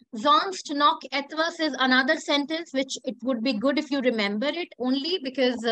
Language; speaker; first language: English; non-native, local second language; Hindi